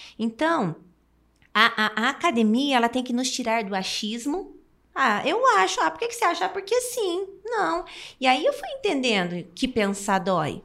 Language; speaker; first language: Portuguese; native; Portuguese